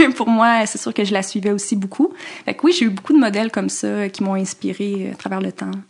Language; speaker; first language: French; native; French